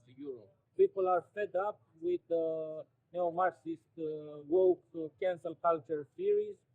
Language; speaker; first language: English; non-native, fluent; Romanian